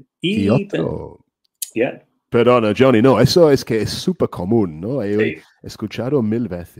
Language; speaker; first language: Spanish; non-native, fluent; English